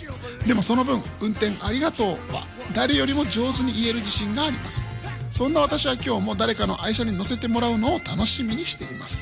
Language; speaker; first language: Japanese; native; Japanese